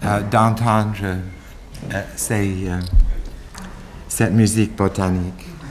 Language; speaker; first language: French; non-native, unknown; English